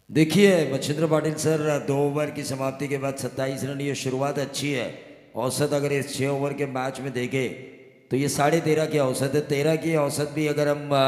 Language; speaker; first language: Hindi; non-native, local second language; Marathi